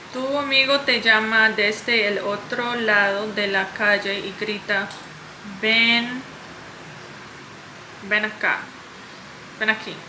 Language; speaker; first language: Spanish; non-native, learner; English